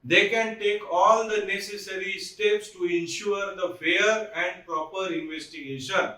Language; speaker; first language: English; non-native, local second language; Marathi